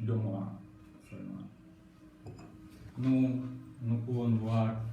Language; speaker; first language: French; non-native, learner; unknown